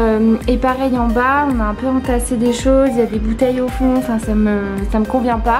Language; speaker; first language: French; native; French